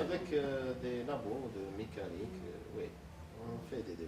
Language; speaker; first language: French; non-native, local second language; Arabic